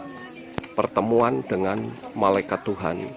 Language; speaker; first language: Indonesian; native; Indonesian